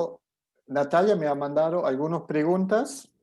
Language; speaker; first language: Spanish; non-native, fluent; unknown